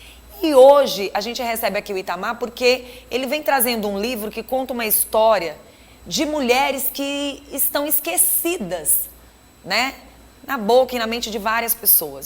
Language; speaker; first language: Portuguese; native; Portuguese